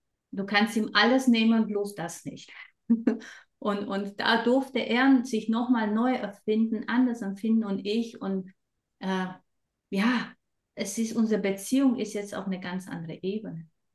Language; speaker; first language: German; non-native, fluent; Romanian